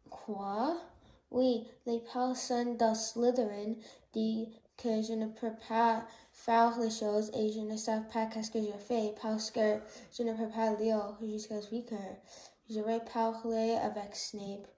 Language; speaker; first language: French; non-native, learner; English